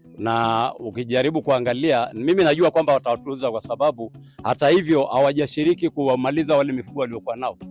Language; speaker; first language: Swahili; non-native, local second language; Masai